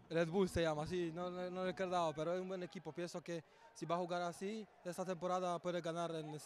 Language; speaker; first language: Spanish; non-native, fluent; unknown